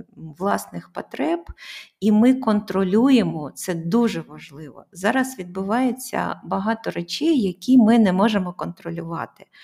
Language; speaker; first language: Ukrainian; non-native, local second language; Russian